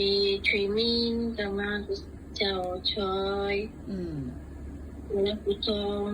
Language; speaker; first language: Cantonese; non-native, learner; Indonesian